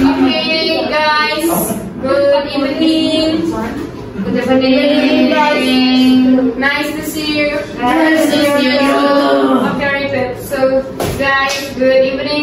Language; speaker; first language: English; non-native, learner; Indonesian